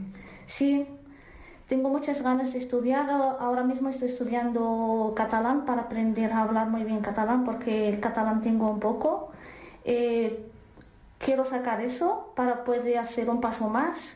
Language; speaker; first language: Spanish; non-native, learner; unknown